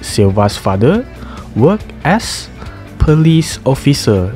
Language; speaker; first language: English; non-native, local second language; Malay